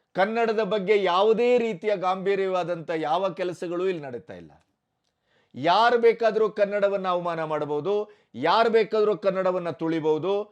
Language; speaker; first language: Kannada; native; Kannada